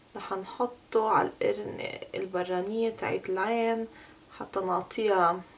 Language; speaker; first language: Arabic; early bilingual, heritage; Arabic